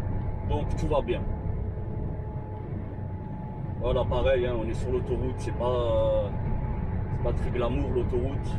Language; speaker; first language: French; native; French